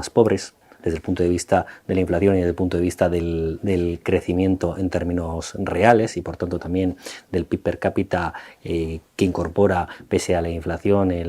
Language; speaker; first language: Spanish; native; Spanish